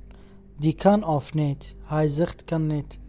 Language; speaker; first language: Dutch; non-native, learner; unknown